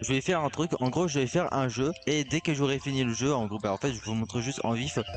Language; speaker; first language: French; native; French